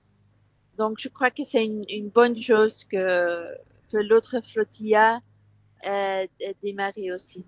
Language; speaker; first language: French; non-native, local second language; Dutch